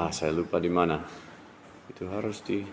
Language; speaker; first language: Indonesian; non-native, fluent; English